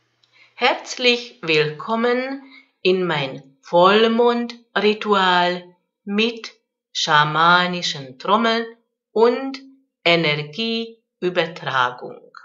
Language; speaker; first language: German; non-native, fluent; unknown